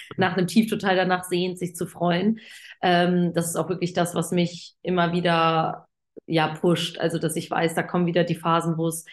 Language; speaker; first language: German; native; German